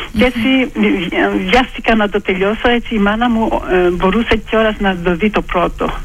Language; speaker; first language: Greek; early bilingual, heritage; Greek